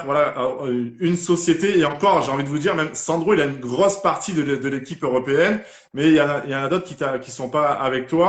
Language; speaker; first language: French; native; French